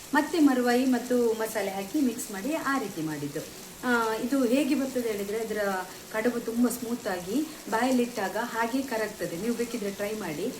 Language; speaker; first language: Kannada; non-native, local second language; Tulu